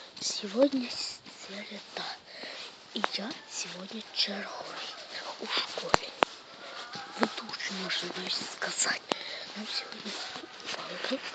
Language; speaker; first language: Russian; non-native, local second language; Ukrainian